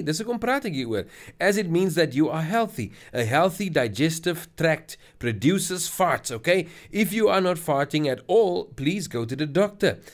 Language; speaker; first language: English; non-native, local second language; Afrikaans